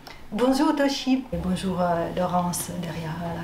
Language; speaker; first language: French; non-native, fluent; Italian